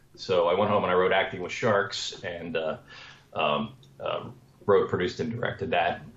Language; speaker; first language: English; native; English